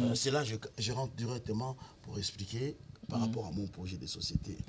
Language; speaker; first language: French; non-native, local second language; Lingala